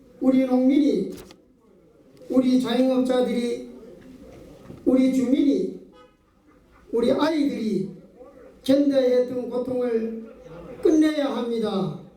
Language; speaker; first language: Korean; native; Korean